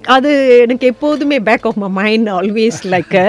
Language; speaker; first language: Tamil; early bilingual, heritage; Tamil